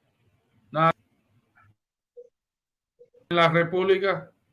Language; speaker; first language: Spanish; early bilingual, heritage; Spanish